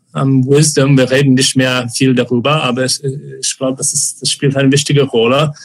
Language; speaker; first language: German; non-native, fluent; English